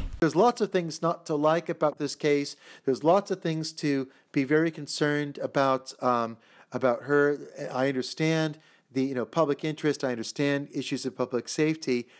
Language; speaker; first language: English; native; English